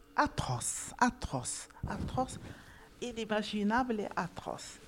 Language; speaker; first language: French; non-native, local second language; Arabic